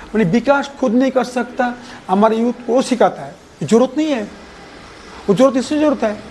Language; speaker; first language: Hindi; non-native, local second language; Bangla